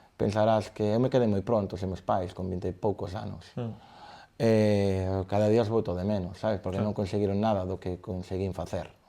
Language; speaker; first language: Galician; native; Galician